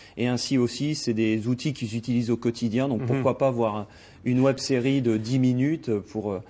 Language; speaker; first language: French; native; French